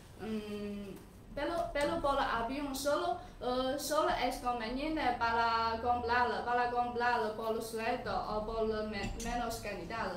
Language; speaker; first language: Spanish; non-native, learner; Chinese